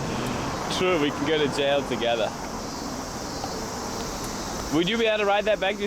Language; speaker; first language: English; native; English